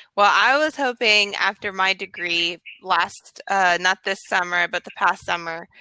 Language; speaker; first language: English; native; English